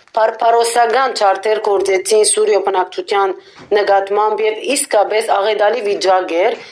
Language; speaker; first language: Armenian; native; Armenian